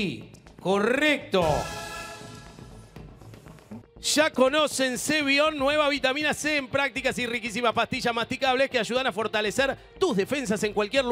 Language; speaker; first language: Spanish; native; Spanish